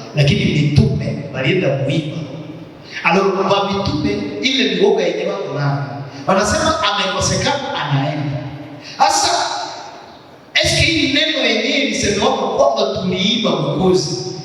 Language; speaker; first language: Swahili; native; Swahili